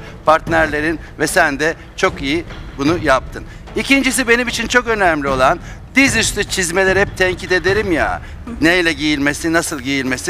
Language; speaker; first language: Turkish; native; Turkish